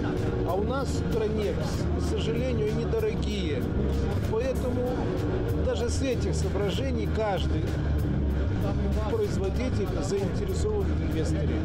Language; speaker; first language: Russian; native; Russian